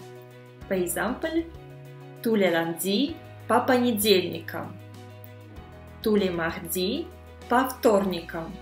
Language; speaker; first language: French; non-native, fluent; Russian